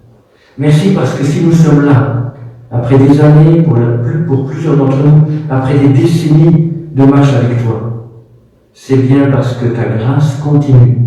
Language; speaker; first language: French; native; French